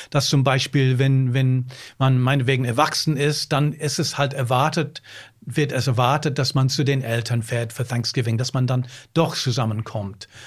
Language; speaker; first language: German; non-native, fluent; English